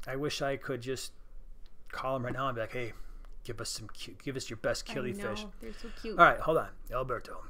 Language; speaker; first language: English; native; English